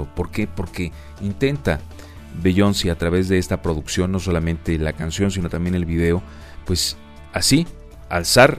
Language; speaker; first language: Spanish; native; Spanish